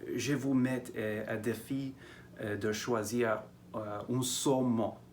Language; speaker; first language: French; non-native, learner; English